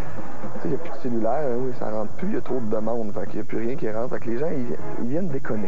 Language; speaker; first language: French; native; French